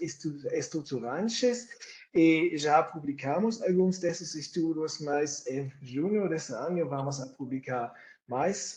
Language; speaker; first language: Portuguese; non-native, fluent; German